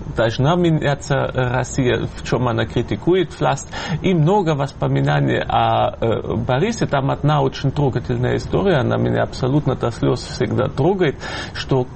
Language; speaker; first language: Russian; non-native, fluent; German